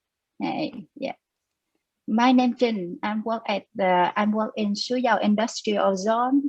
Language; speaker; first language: English; non-native, learner; Vietnamese